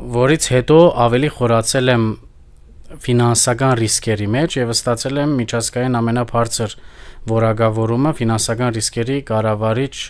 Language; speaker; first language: Armenian; early bilingual, heritage; Armenian